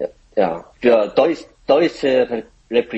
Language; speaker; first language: German; non-native, fluent; Korean